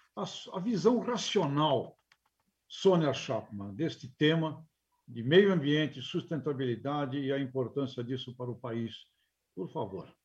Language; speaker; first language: Portuguese; native; Portuguese